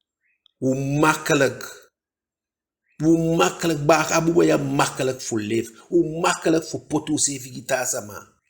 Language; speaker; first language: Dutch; non-native, local second language; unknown